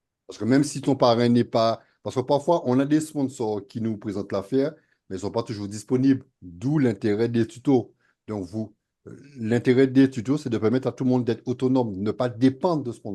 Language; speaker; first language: French; native; French